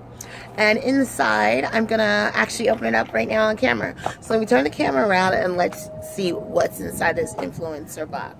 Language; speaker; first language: English; native; English